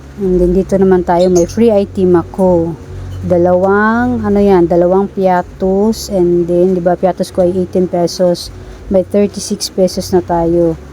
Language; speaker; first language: Filipino; non-native, local second language; Cebuano